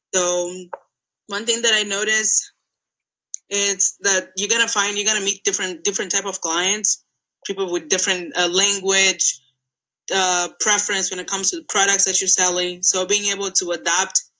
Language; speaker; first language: English; non-native, fluent; Portuguese